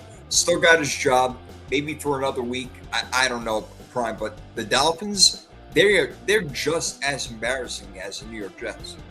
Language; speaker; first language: English; native; English